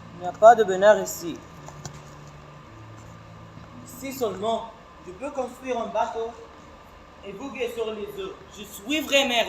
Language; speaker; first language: French; non-native, learner; Arabic